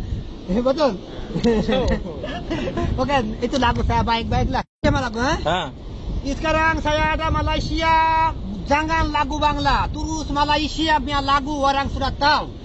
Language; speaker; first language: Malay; non-native, learner; Bangla